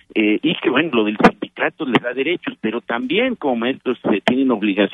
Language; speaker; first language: Spanish; native; Spanish